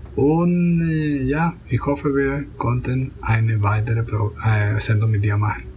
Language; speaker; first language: German; non-native, fluent; Spanish